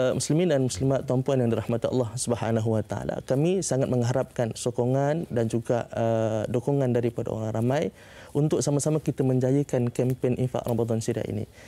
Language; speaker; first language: Malay; native; Malay